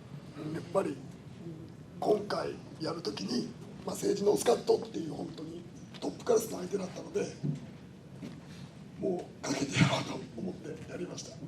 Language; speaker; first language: Japanese; native; Japanese